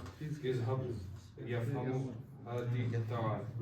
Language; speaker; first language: Arabic; non-native, learner; Kashmiri